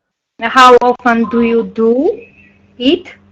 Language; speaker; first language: English; non-native, learner; Armenian